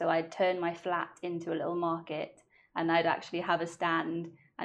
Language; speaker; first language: English; non-native, local second language; Welsh